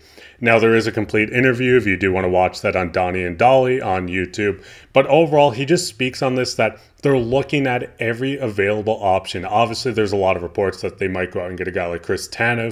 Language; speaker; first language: English; native; English